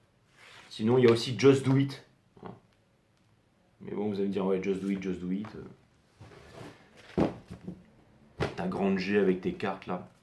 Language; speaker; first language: French; native; French